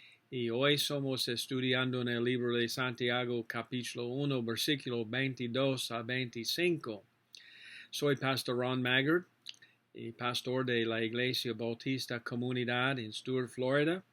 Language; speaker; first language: Spanish; non-native, learner; English